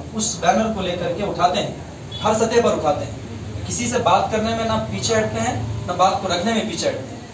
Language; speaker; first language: Hindi; non-native, local second language; Urdu